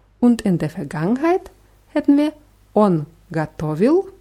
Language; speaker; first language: German; non-native, fluent; Russian